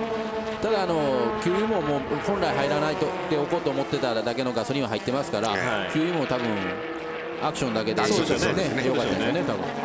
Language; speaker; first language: Japanese; native; Japanese